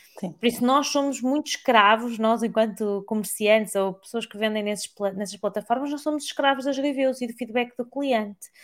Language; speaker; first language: Portuguese; native; Portuguese